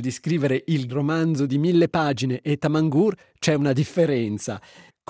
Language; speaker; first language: Italian; native; Italian